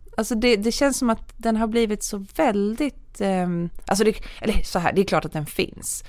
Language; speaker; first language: Swedish; native; Swedish